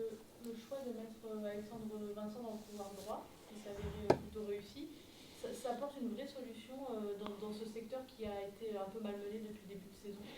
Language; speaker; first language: French; native; French